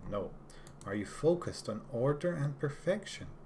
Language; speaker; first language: English; native; English